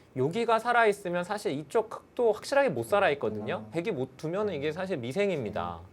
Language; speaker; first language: Korean; native; Korean